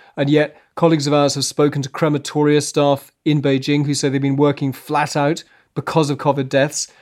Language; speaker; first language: English; native; English